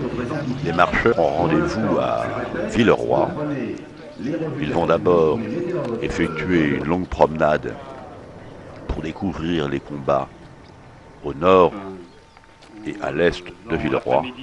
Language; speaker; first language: French; native; French